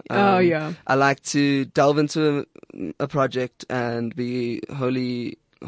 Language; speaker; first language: English; native; English